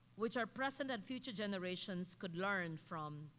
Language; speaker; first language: English; non-native, local second language; Filipino